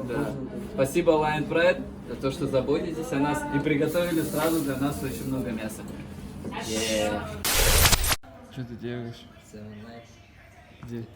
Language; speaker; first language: Russian; non-native, local second language; Kazakh